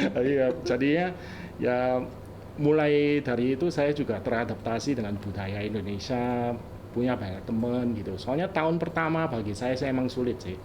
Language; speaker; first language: Indonesian; early bilingual, other home language; Cantonese